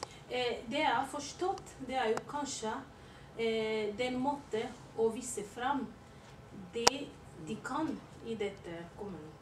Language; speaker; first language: Norwegian; non-native, learner; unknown